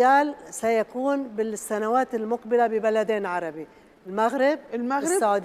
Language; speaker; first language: Arabic; native; Arabic